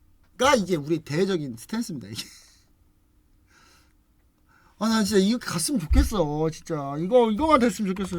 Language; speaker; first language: Korean; native; Korean